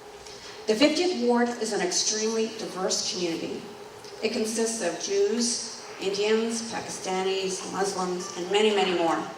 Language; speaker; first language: English; native; English